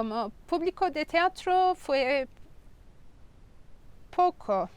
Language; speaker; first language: Spanish; non-native, fluent; Turkish